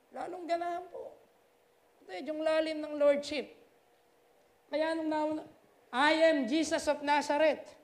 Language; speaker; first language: Filipino; native; Filipino